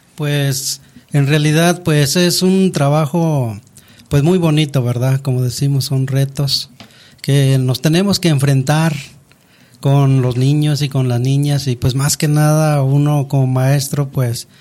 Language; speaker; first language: Spanish; non-native, local second language; Nahuatl languages